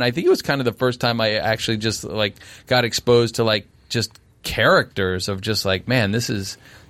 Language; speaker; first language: English; native; English